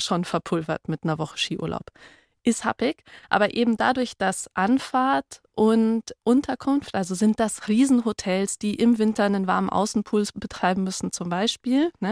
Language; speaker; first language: German; native; German